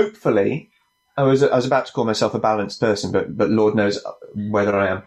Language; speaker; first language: English; native; English